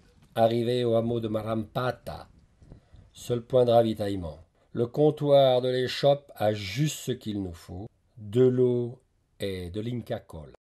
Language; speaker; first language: French; native; French